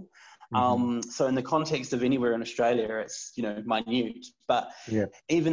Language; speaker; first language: English; native; English